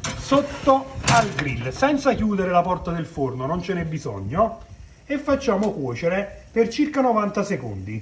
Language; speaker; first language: Italian; native; Italian